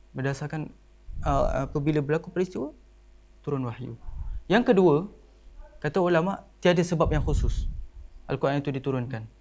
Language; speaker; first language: Malay; native; Malay